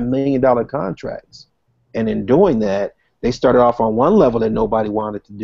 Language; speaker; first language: English; native; English